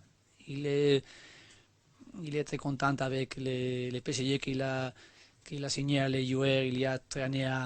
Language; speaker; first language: French; non-native, learner; Spanish